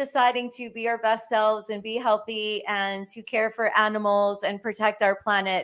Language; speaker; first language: English; native; English